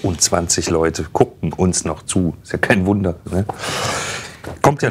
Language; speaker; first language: German; native; German